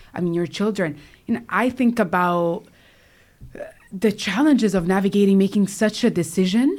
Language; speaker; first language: English; native; English